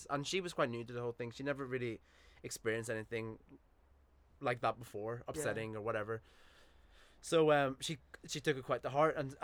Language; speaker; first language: English; native; English